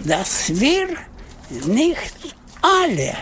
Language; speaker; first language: German; non-native, learner; Russian